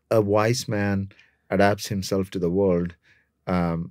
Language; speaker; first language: English; non-native, local second language; Malayalam